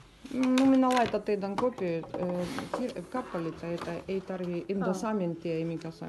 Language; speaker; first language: Finnish; non-native, learner; Russian